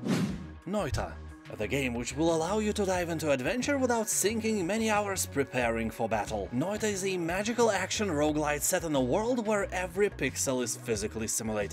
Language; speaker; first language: English; non-native, fluent; Lithuanian